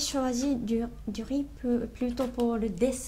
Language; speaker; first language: French; non-native, learner; Japanese